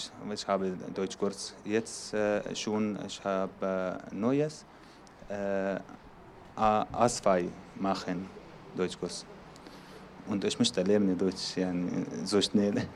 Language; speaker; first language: German; non-native, learner; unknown